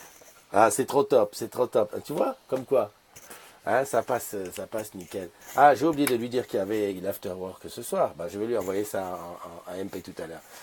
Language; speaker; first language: French; native; French